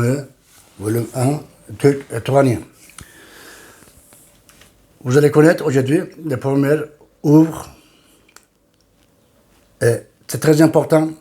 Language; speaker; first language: French; non-native, fluent; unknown